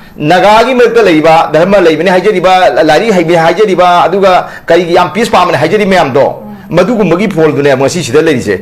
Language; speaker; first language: Manipuri; non-native, local second language; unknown